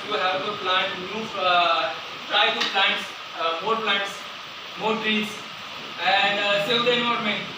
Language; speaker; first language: English; non-native, local second language; Marathi